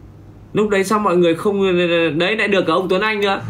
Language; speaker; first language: Vietnamese; native; Vietnamese